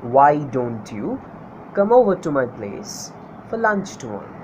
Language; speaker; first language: English; non-native, local second language; Bangla